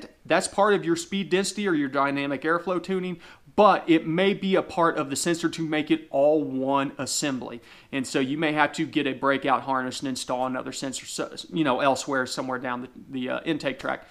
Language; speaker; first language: English; native; English